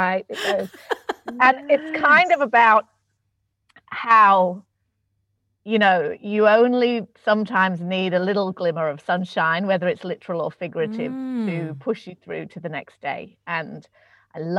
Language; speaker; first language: English; native; English